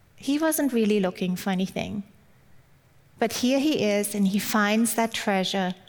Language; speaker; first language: English; non-native, fluent; German